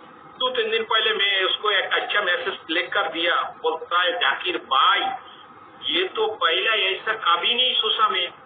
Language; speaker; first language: Hindi; non-native, fluent; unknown